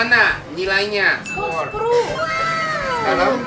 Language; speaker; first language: Indonesian; non-native, fluent; Japanese